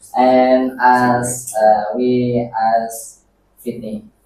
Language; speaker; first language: English; non-native, learner; Indonesian